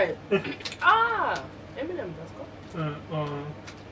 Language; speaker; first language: Japanese; non-native, learner; English